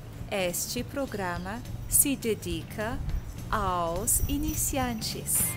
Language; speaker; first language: Portuguese; non-native, fluent; Croatian